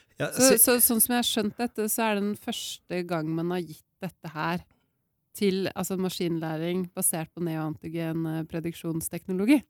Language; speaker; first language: Norwegian; native; Norwegian